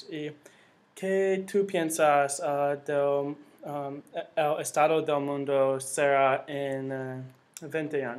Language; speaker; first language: Spanish; non-native, learner; English